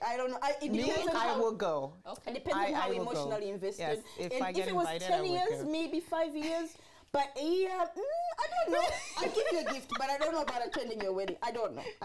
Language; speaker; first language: English; non-native, local second language; Swahili